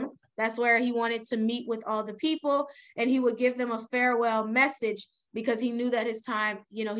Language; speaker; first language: English; native; English